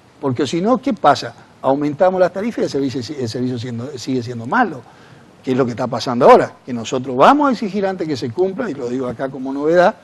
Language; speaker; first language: Spanish; native; Spanish